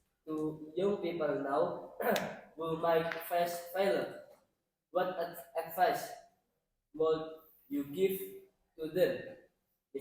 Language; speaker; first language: English; non-native, learner; Indonesian